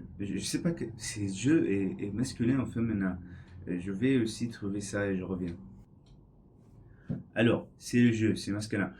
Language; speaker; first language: French; non-native, learner; English